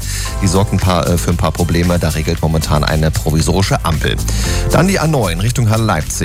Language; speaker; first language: German; native; German